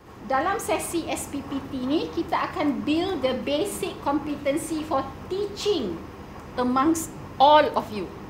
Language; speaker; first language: English; non-native, local second language; Malay